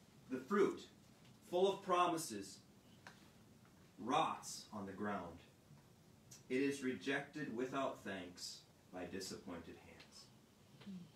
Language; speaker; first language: English; native; English